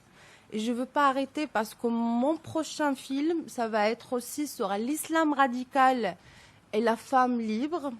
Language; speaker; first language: French; non-native, local second language; Arabic